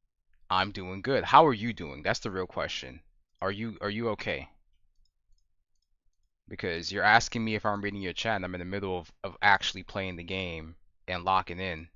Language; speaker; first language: English; native; English